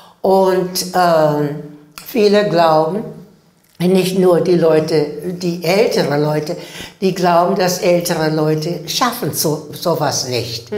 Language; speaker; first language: German; non-native, learner; English